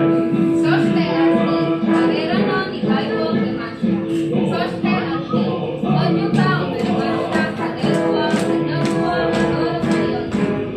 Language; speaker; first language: Japanese; non-native, learner; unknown